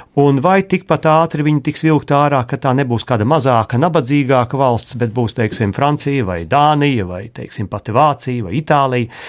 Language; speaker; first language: Latvian; native; Latvian